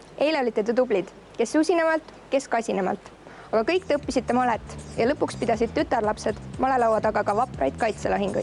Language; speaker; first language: Estonian; native; Estonian